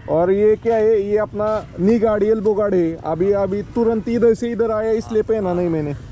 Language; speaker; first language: Hindi; non-native, local second language; Marathi